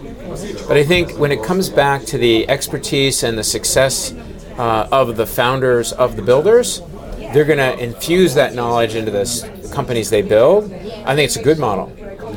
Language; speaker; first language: English; native; English